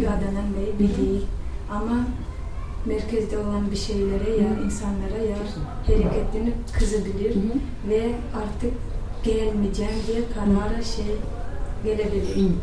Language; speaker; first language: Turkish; non-native, learner; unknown